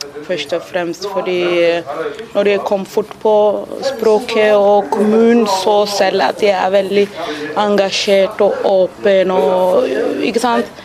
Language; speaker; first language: Norwegian; non-native, fluent; Somali